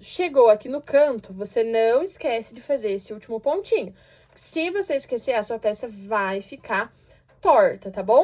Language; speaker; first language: Portuguese; native; Portuguese